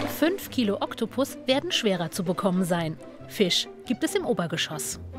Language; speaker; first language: German; native; German